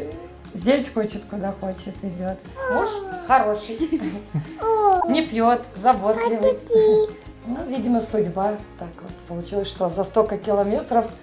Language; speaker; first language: Russian; native; Russian